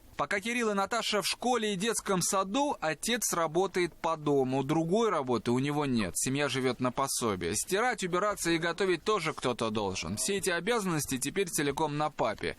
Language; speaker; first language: Russian; native; Russian